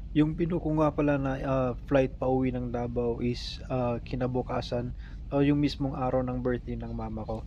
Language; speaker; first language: Filipino; non-native, local second language; Cebuano